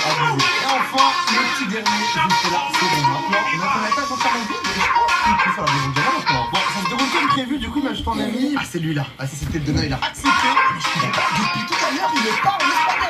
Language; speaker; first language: French; native; French